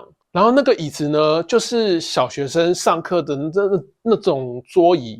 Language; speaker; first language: Chinese; native; Chinese